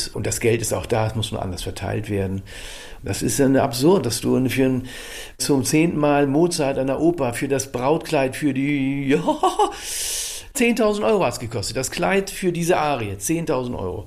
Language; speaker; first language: German; native; German